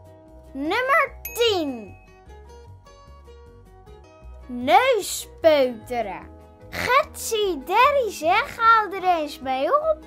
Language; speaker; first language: Dutch; native; Dutch